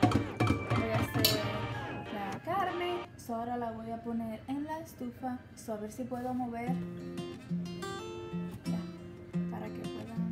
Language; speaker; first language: Spanish; early bilingual, heritage; Spanish